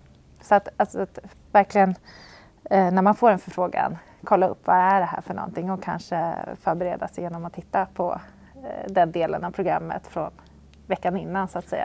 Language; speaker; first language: Swedish; native; Swedish